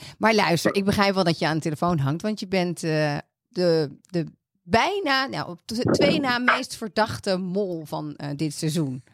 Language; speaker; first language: Dutch; native; Dutch